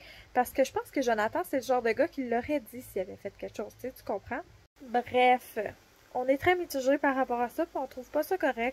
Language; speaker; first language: French; native; French